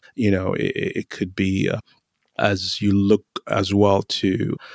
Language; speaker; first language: English; non-native, local second language; Yoruba